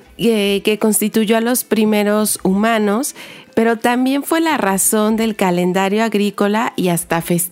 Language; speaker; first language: Spanish; native; Spanish